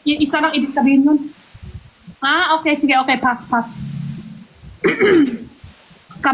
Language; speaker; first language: Filipino; non-native, learner; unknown